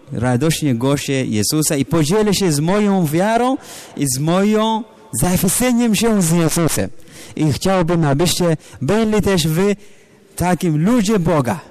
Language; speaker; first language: Polish; non-native, learner; Amharic